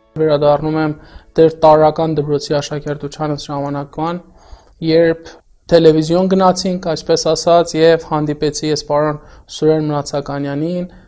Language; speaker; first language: Armenian; early bilingual, heritage; Armenian